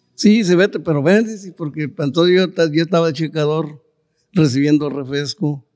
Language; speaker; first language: Spanish; native; Spanish